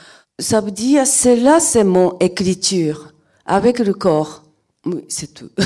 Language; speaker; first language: French; non-native, learner; Japanese